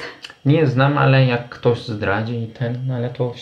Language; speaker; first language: Polish; non-native, fluent; Turkish